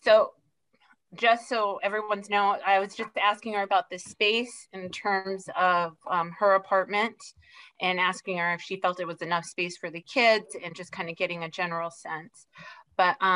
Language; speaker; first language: English; native; English